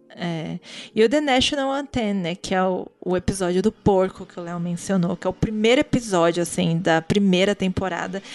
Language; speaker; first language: Portuguese; native; Portuguese